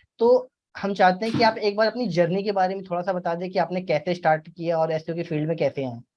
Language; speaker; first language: Hindi; native; Hindi